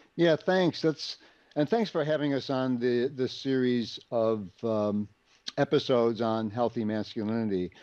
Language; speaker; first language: English; native; English